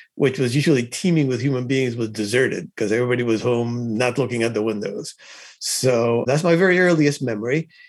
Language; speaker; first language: English; early bilingual, other home language; Spanish